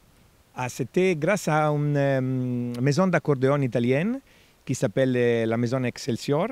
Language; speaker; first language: French; non-native, fluent; Italian